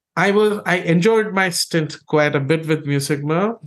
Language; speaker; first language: English; non-native, local second language; Malayalam